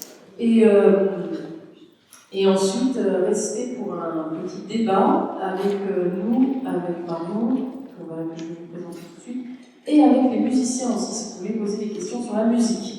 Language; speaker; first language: French; native; French